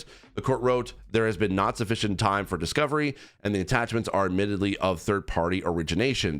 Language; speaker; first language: English; native; English